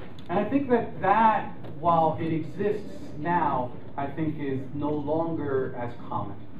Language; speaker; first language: English; early bilingual, other home language; Spanish